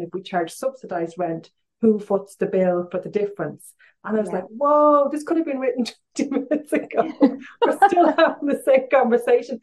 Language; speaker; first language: English; native; English